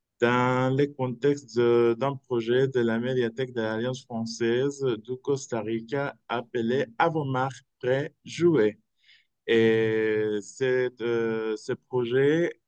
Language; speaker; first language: French; non-native, fluent; Spanish